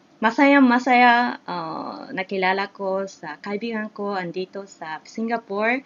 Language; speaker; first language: Japanese; native; Japanese